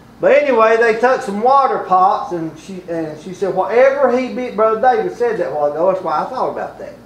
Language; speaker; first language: English; native; English